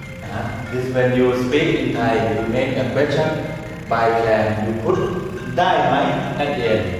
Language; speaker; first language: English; non-native, learner; Thai